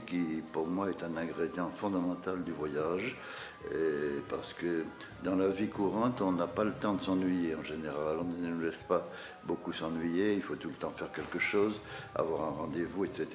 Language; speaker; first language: French; native; French